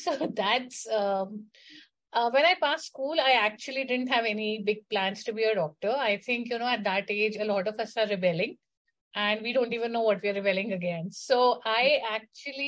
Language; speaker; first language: English; non-native, local second language; Hindi